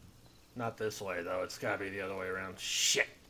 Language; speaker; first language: English; native; English